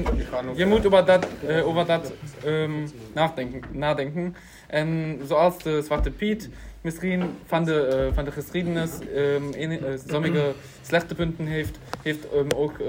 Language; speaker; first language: Dutch; non-native, learner; German